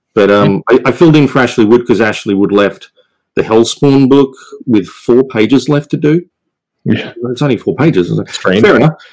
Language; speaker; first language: English; native; English